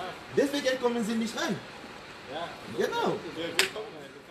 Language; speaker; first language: German; non-native, fluent; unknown